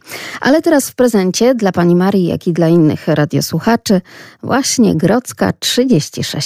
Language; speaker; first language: Polish; native; Polish